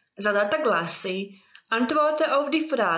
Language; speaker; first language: German; non-native, fluent; Croatian